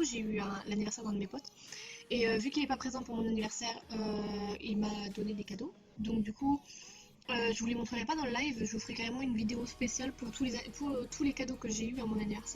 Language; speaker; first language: French; native; French